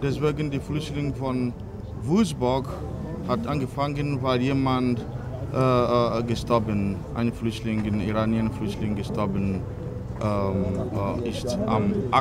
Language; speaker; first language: German; non-native, learner; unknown